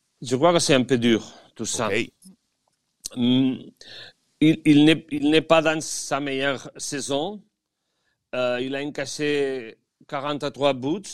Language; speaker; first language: French; non-native, learner; Catalan